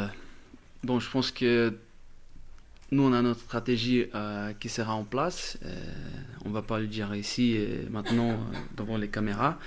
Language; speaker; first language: French; non-native, fluent; Portuguese